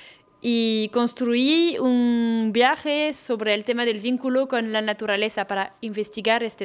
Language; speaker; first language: Spanish; non-native, fluent; French